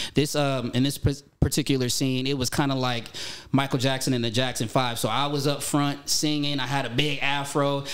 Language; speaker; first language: English; native; English